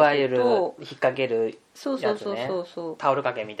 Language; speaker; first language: Japanese; native; Japanese